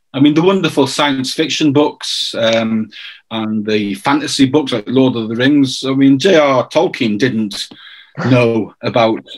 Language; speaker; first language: English; native; English